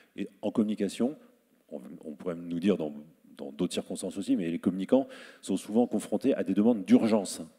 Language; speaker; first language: French; native; French